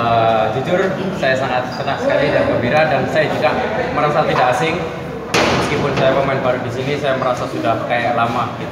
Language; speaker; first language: Indonesian; non-native, local second language; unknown